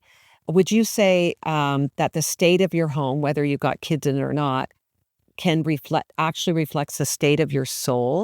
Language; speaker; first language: English; native; English